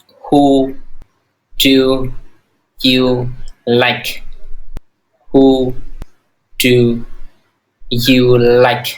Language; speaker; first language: English; non-native, fluent; Hmong